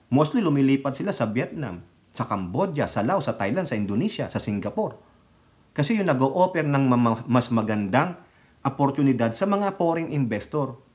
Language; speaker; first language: Filipino; native; Filipino